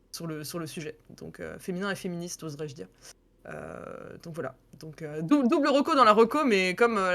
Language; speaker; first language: French; native; French